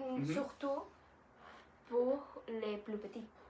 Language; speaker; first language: French; non-native, learner; Spanish